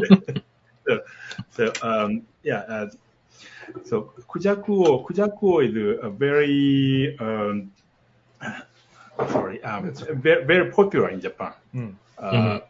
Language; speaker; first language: English; non-native, learner; Japanese